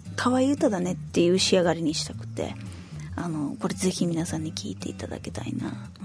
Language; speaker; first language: Japanese; early bilingual, heritage; Spanish